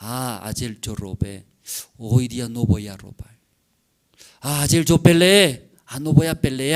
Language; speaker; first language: Spanish; non-native, learner; Korean